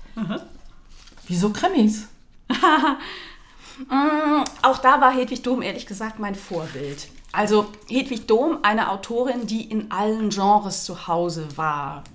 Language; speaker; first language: German; native; German